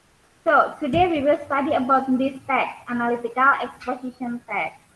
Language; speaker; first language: English; non-native, learner; Indonesian